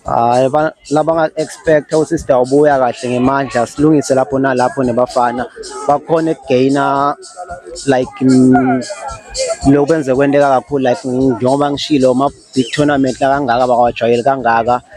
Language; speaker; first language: Zulu; non-native, local second language; Swati